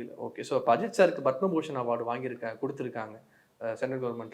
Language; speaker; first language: Tamil; native; Tamil